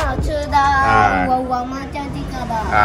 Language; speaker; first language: Chinese; non-native, learner; Vietnamese